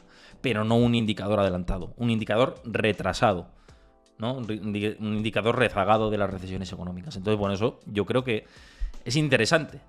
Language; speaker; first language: Spanish; native; Spanish